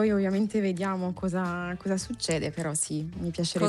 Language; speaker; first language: Italian; non-native, fluent; French